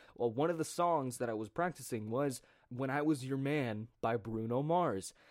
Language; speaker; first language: English; native; English